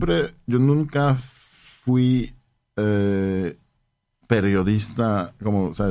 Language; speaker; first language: Spanish; non-native, fluent; Polish